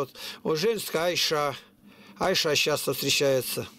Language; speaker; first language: Russian; native; Russian